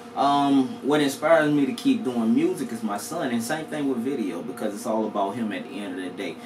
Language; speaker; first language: English; native; English